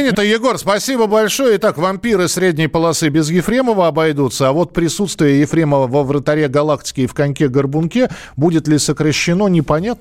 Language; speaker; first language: Russian; native; Russian